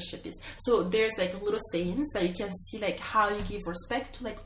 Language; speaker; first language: English; non-native, fluent; Malagasy